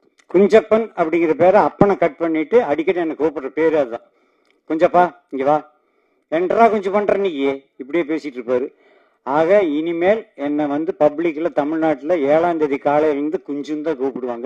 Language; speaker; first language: Tamil; native; Tamil